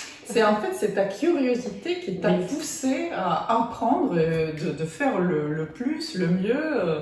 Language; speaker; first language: French; non-native, fluent; Russian